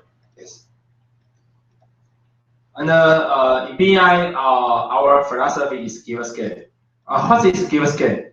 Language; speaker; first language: English; non-native, learner; Chinese